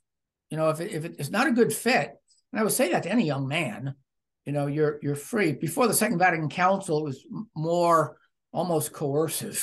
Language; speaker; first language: English; native; English